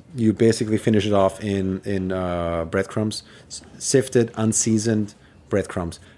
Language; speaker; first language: English; non-native, fluent; German